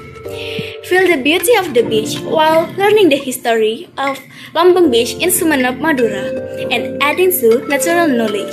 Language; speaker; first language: English; non-native, learner; Indonesian